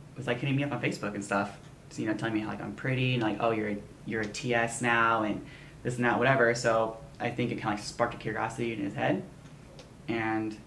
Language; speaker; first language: English; native; English